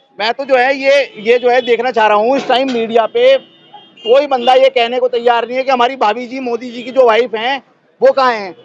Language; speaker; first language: Hindi; native; Hindi